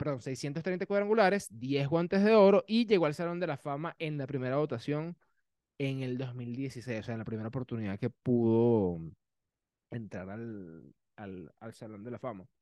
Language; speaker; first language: Spanish; native; Spanish